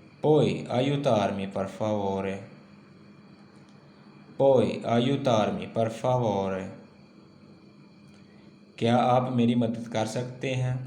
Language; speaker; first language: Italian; non-native, learner; Urdu